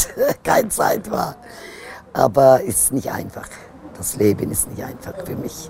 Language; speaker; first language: German; non-native, learner; Turkish